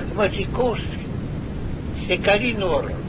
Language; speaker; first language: Greek; non-native, learner; Russian